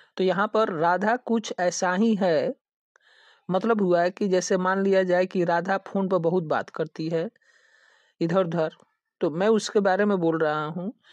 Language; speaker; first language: Hindi; native; Hindi